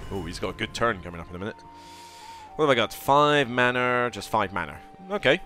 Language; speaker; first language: English; native; English